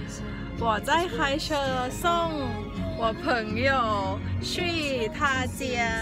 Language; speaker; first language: Chinese; non-native, learner; Thai